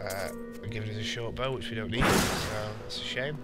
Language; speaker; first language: English; native; English